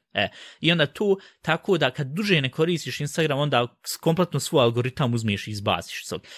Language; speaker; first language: Bosnian; early bilingual, heritage; Bosnian